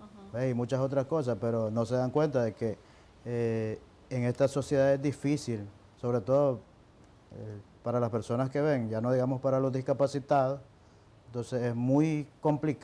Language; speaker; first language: Spanish; native; Spanish